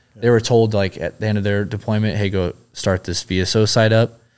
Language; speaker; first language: English; native; English